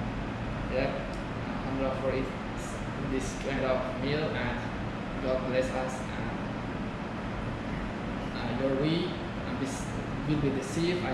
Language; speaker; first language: English; non-native, learner; Uzbek